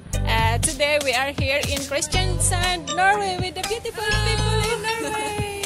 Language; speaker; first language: English; non-native, local second language; Cebuano